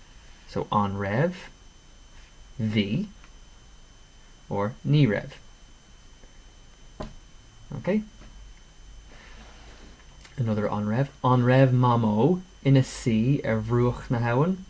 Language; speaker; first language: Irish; non-native, local second language; English